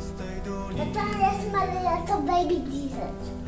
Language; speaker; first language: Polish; early bilingual, heritage; Polish